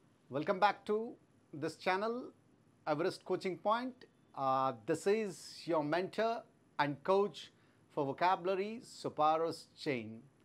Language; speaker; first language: English; non-native, local second language; Telugu